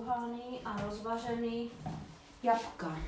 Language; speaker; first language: Czech; native; Czech